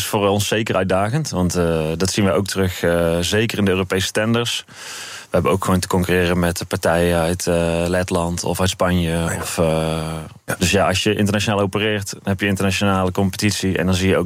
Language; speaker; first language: Dutch; native; Dutch